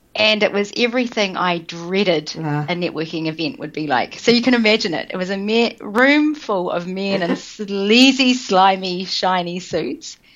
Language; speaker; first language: English; native; English